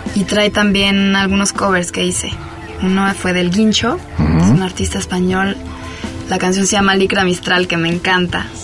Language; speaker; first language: Spanish; non-native, fluent; French